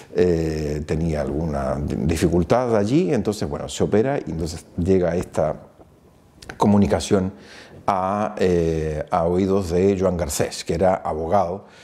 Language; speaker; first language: Spanish; native; Spanish